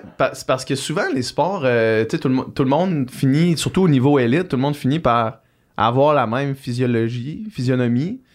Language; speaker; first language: French; native; French